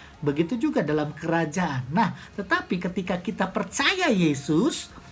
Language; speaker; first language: Indonesian; native; Indonesian